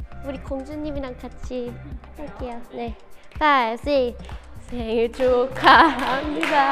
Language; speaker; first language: Korean; non-native, fluent; Thai